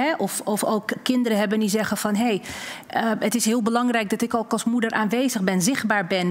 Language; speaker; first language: Dutch; native; Dutch